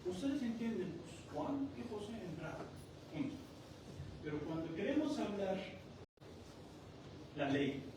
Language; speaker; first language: Spanish; non-native, fluent; Persian